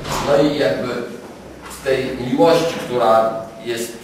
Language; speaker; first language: Polish; native; Polish